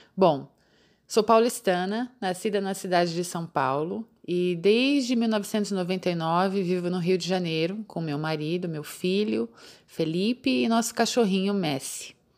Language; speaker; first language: Portuguese; native; Portuguese